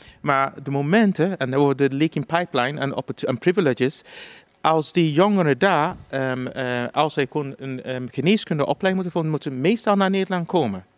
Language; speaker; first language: Dutch; non-native, fluent; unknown